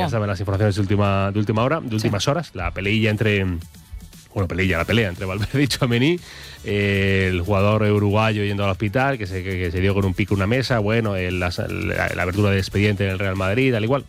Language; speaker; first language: Spanish; native; Spanish